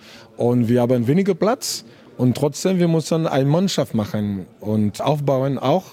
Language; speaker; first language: German; non-native, learner; French